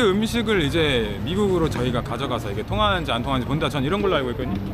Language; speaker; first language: Korean; native; Korean